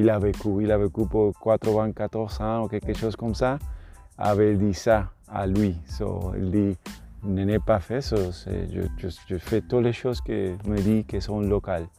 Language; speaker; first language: French; non-native, learner; Spanish